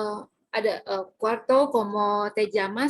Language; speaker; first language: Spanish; non-native, learner; Indonesian